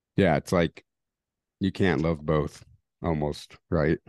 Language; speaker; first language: English; early bilingual, other home language; Spanish